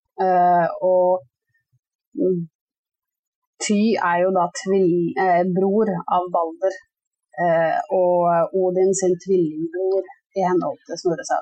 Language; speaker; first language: Norwegian; native; Norwegian